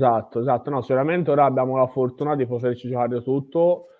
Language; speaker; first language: Italian; native; Italian